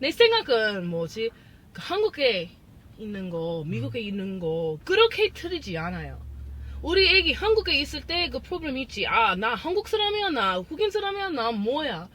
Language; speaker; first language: Korean; non-native, learner; English